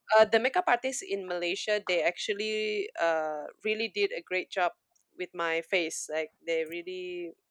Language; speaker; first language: English; non-native, fluent; Indonesian